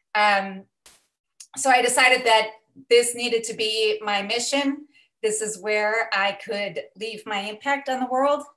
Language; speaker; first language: English; native; English